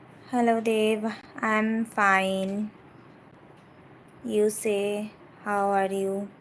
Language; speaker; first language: English; non-native, local second language; Bangla